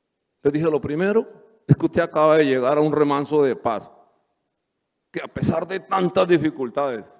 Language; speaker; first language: Spanish; native; Spanish